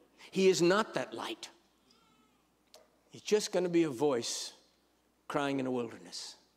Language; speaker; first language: English; native; English